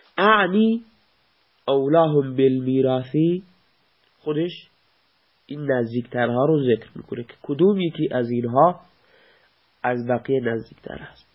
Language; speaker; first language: Persian; non-native, local second language; Baluchi